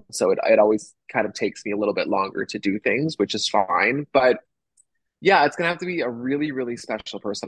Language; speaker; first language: English; native; English